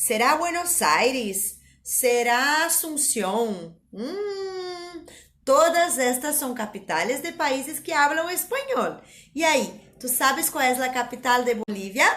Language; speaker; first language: Spanish; non-native, fluent; Portuguese